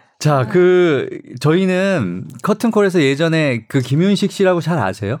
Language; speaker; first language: Korean; native; Korean